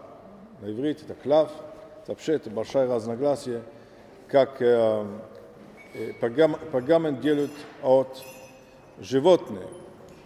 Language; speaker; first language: Russian; non-native, learner; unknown